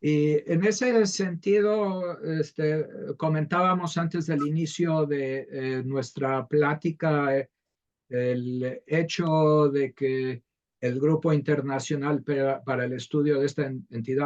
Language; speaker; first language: Spanish; native; Spanish